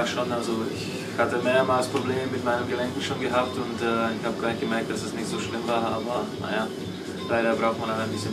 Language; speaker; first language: German; non-native, fluent; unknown